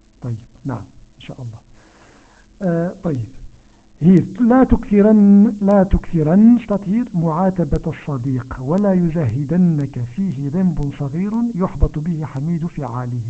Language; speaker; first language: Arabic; non-native, fluent; Dutch